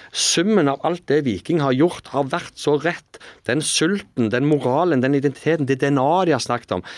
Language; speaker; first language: Norwegian; native; Norwegian